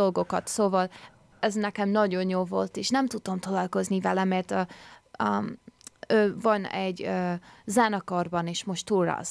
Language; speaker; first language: Hungarian; early bilingual, heritage; English